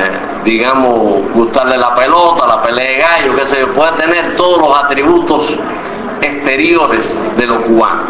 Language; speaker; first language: Spanish; native; Spanish